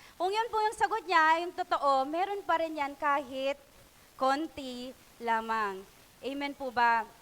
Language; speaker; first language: Filipino; non-native, local second language; Pampanga